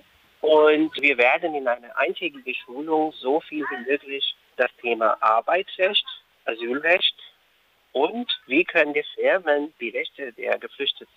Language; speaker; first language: German; non-native, fluent; Urdu